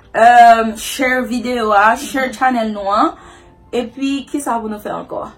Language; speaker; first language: Haitian Creole; early bilingual, heritage; Haitian Creole